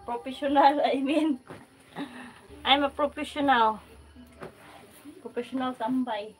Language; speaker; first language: English; non-native, local second language; Cebuano